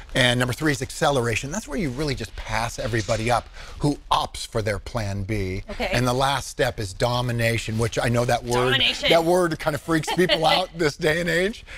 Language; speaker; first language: English; native; English